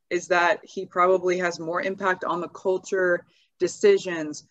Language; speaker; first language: English; native; English